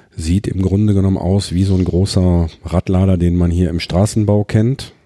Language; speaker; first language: German; native; German